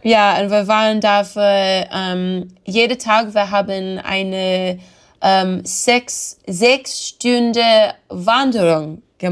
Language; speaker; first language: German; non-native, learner; English